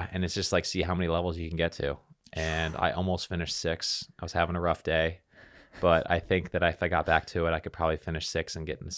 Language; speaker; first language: English; native; English